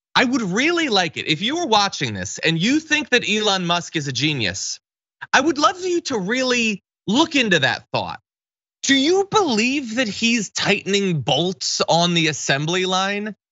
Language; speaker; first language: English; native; English